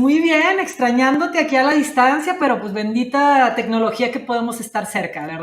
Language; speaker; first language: Spanish; native; Spanish